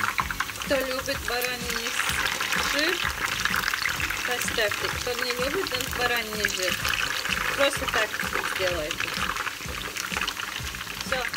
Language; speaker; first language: Russian; non-native, learner; Tajik